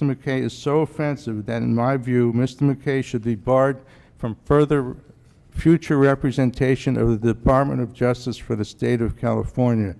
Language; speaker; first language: English; native; English